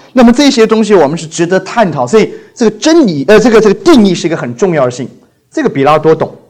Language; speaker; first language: Chinese; non-native, local second language; Cantonese